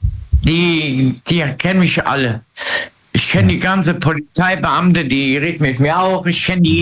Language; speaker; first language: German; native; German